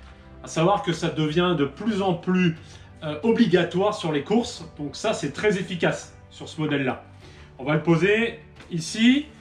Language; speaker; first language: French; native; French